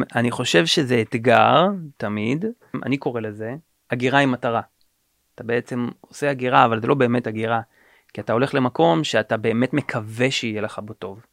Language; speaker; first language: Hebrew; native; Hebrew